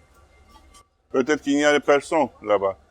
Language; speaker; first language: French; non-native, fluent; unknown